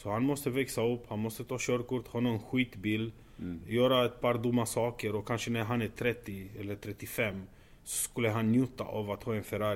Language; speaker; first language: Swedish; non-native, fluent; Romanian